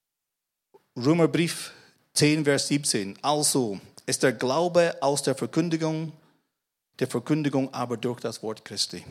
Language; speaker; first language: German; non-native, fluent; English